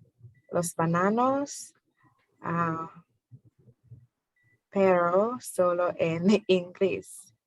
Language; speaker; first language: Spanish; non-native, learner; English